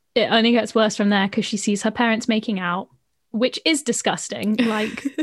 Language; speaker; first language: English; native; English